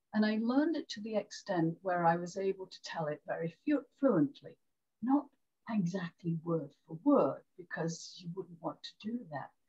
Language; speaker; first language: English; native; English